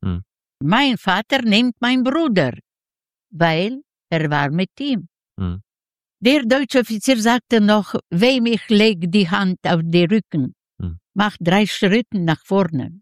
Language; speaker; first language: German; non-native, learner; Yiddish